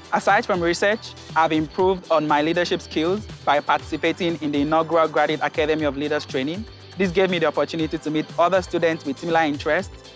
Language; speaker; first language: English; non-native, local second language; Yoruba